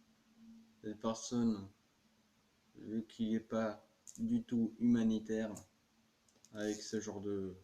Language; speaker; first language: French; native; French